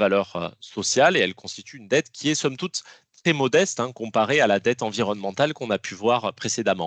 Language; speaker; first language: French; native; French